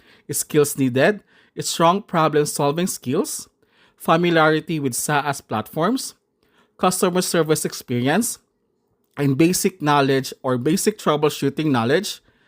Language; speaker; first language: English; non-native, local second language; Filipino